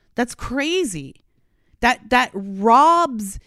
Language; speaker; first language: English; native; English